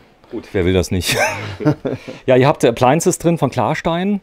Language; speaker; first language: German; native; German